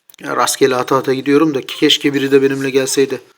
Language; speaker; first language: Turkish; native; Turkish